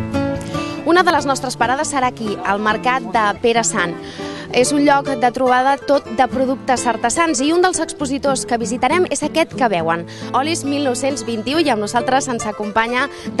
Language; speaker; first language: Catalan; native; Catalan